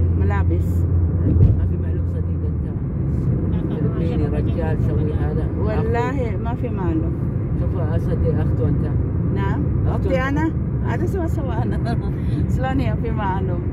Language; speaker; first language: Arabic; non-native, learner; Filipino